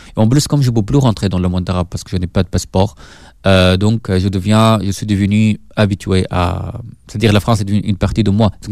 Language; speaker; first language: French; non-native, fluent; Arabic